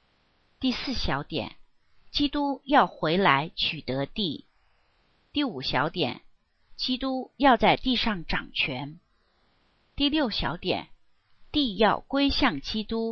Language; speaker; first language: Chinese; native; Chinese